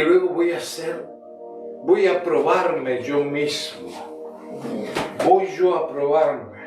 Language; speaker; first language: Spanish; native; Spanish